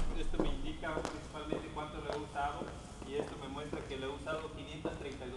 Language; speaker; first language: Spanish; native; Spanish